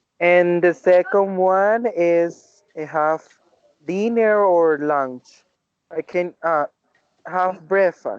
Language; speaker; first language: English; non-native, learner; Spanish